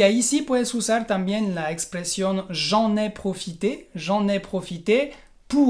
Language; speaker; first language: Spanish; non-native, fluent; French